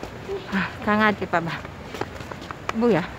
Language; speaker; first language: Korean; non-native, learner; Filipino